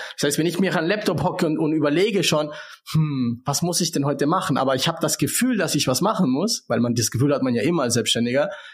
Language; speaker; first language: German; early bilingual, other home language; Spanish